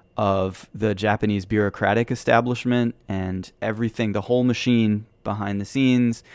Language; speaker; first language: English; native; English